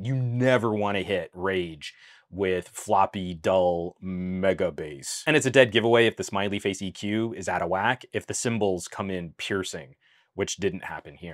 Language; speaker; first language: English; native; English